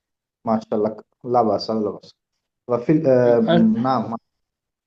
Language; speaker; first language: Arabic; non-native, learner; Urdu